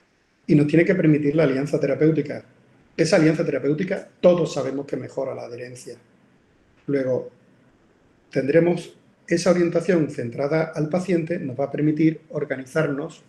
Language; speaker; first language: Spanish; native; Spanish